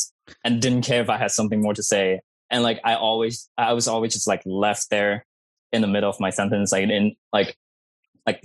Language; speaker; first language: English; non-native, fluent; Cantonese